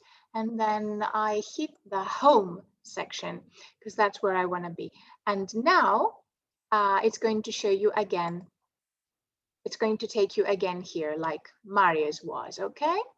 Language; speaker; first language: English; non-native, fluent; Greek